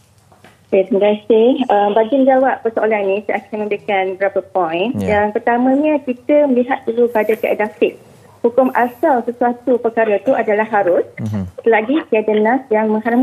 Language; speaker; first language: Malay; native; Malay